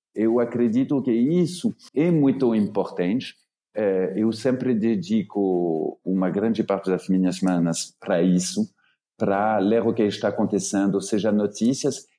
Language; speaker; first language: Portuguese; non-native, fluent; French